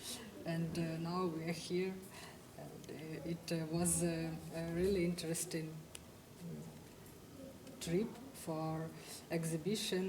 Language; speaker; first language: English; non-native, fluent; Ukrainian